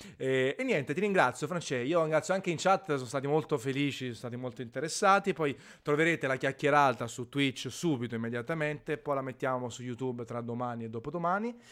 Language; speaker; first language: Italian; native; Italian